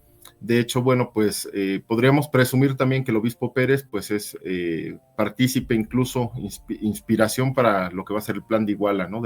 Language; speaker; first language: Spanish; native; Spanish